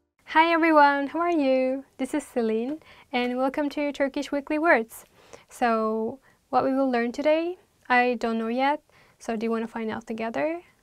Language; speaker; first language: English; non-native, fluent; Turkish